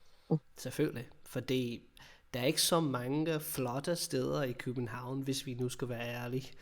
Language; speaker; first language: Danish; non-native, fluent; English